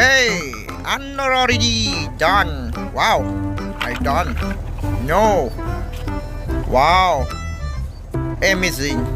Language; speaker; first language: English; non-native, learner; Khmer